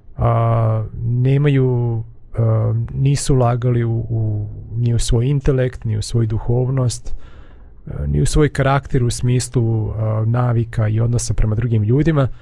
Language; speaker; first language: Bosnian; native; Bosnian